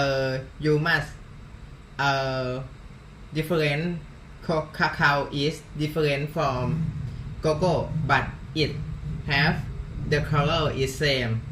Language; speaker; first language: English; non-native, learner; Thai